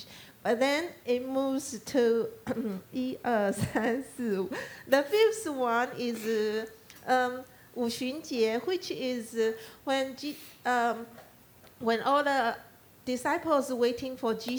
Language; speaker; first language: English; non-native, learner; Chinese